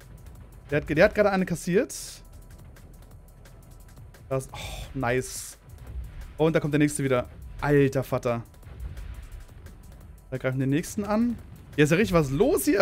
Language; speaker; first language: German; native; German